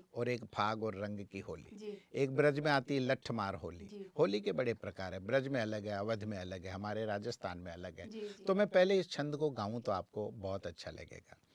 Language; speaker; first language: Hindi; native; Hindi